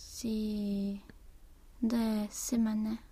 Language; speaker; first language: French; non-native, learner; Spanish